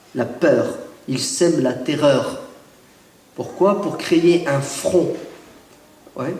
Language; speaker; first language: French; early bilingual, other home language; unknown